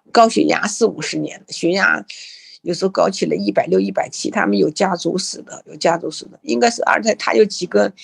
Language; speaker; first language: Chinese; native; Chinese